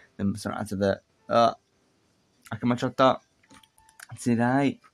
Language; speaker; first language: Japanese; non-native, learner; English